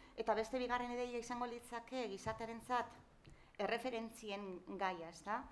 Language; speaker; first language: Basque; native; Basque